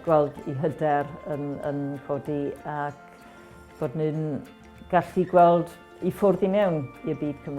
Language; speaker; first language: Welsh; non-native, fluent; English